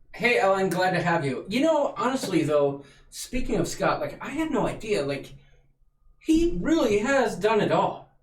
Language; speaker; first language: English; native; English